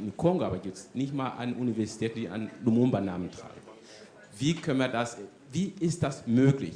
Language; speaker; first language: German; non-native, fluent; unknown